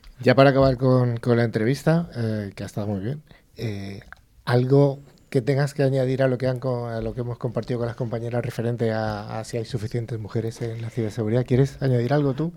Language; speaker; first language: Spanish; native; Spanish